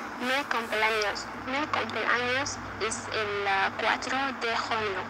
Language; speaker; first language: Spanish; non-native, learner; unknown